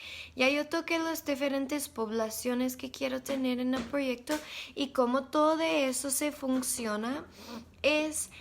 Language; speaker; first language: Spanish; non-native, learner; English